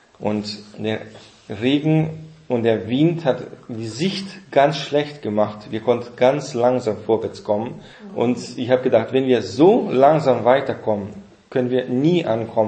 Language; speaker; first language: German; non-native, fluent; Portuguese